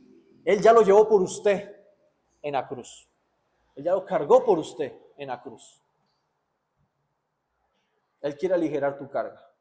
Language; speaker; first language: Spanish; native; Spanish